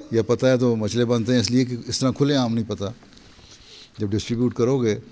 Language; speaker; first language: Urdu; native; Urdu